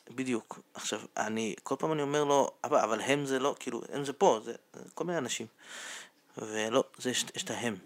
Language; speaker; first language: Hebrew; non-native, fluent; Russian